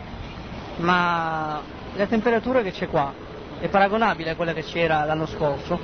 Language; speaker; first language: Italian; native; Italian